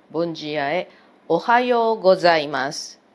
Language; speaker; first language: Portuguese; non-native, fluent; Japanese